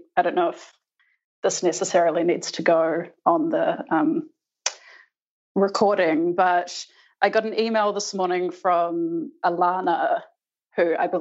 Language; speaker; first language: English; native; English